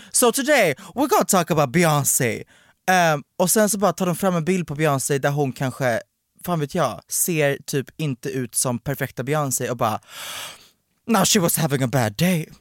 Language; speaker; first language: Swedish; native; Swedish